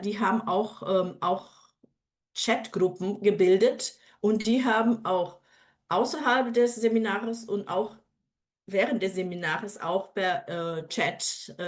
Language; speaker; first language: German; non-native, fluent; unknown